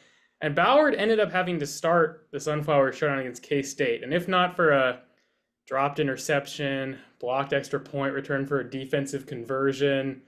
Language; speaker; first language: English; native; English